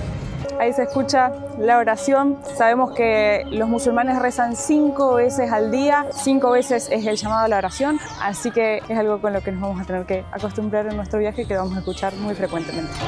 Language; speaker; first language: Spanish; native; Spanish